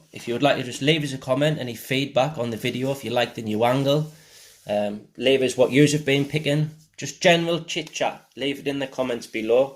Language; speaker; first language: English; native; English